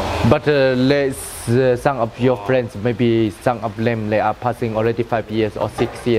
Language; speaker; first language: English; non-native, learner; Chinese